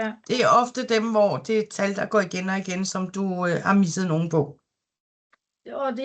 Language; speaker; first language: Danish; native; Danish